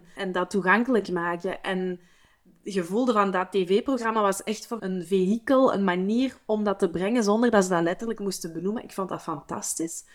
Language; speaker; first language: Dutch; native; Dutch